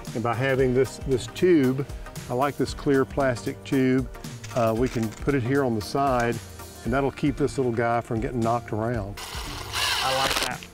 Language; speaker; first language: English; native; English